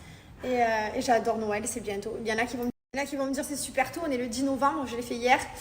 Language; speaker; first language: French; native; French